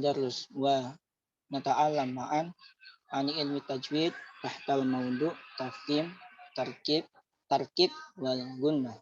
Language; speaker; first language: Arabic; non-native, learner; Indonesian